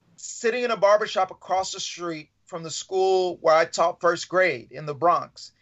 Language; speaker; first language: English; native; English